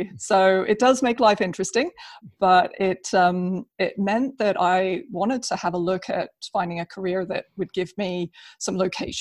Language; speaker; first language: English; native; English